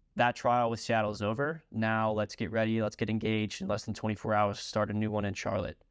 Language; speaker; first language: English; native; English